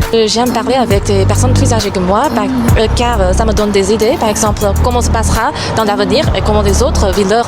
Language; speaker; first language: French; non-native, learner; Chinese